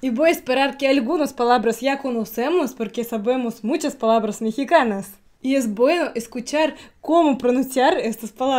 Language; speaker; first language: Spanish; non-native, learner; Russian